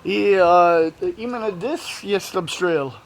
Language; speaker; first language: Russian; non-native, learner; English